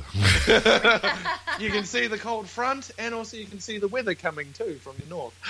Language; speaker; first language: English; native; English